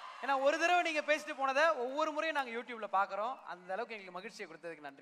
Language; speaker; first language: Tamil; native; Tamil